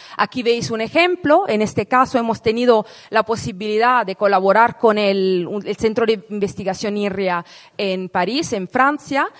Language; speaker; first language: Spanish; non-native, fluent; Italian